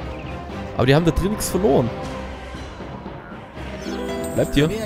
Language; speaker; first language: German; native; German